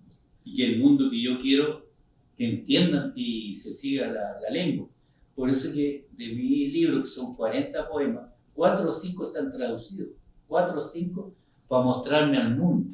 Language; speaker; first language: Spanish; non-native, local second language; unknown